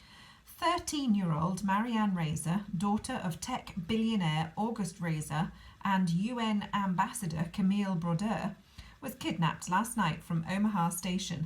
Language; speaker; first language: English; native; English